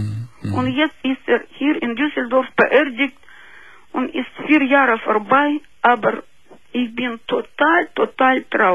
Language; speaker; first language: German; non-native, fluent; Russian